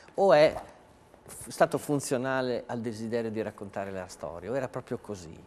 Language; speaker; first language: Italian; native; Italian